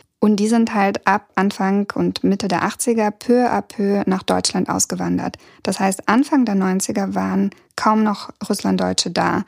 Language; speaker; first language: German; early bilingual, other home language; Russian